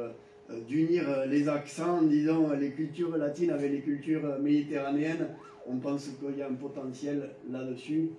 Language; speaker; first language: French; native; French